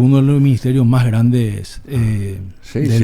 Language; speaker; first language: Spanish; native; Spanish